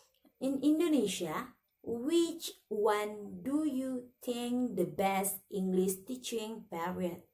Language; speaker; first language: English; non-native, learner; Indonesian